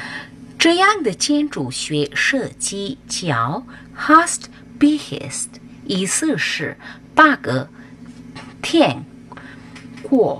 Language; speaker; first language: Chinese; non-native, fluent; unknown